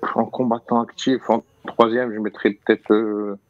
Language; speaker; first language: French; native; French